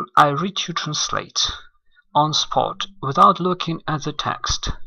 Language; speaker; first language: English; non-native, fluent; Russian